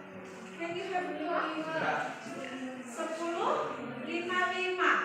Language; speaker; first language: English; non-native, learner; Indonesian